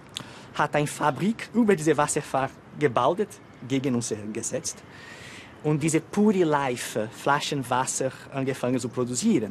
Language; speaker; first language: German; non-native, fluent; Portuguese